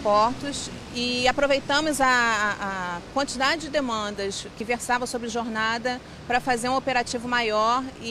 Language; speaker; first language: Portuguese; native; Portuguese